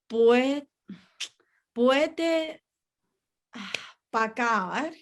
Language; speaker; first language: Spanish; non-native, learner; English